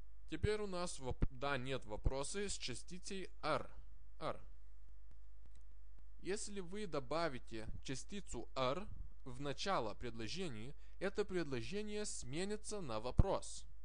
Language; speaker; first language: Russian; non-native, fluent; Lithuanian